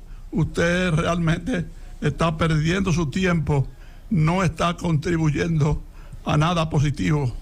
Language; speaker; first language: Spanish; native; Spanish